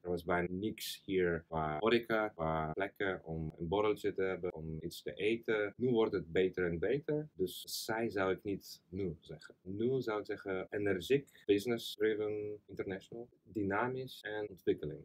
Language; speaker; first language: Dutch; non-native, fluent; Russian